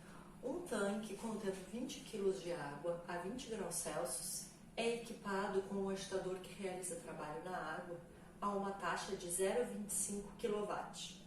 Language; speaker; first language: Portuguese; native; Portuguese